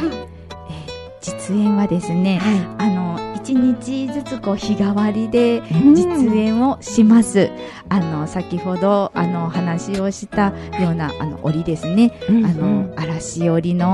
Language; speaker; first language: Japanese; native; Japanese